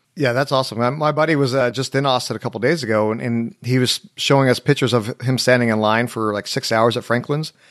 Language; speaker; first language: English; native; English